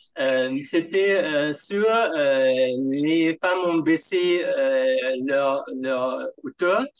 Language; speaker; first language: French; non-native, fluent; German